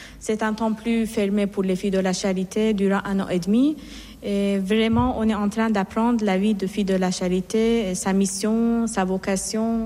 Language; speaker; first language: French; non-native, fluent; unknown